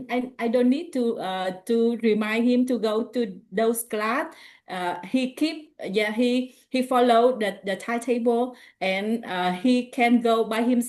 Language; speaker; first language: English; non-native, learner; Vietnamese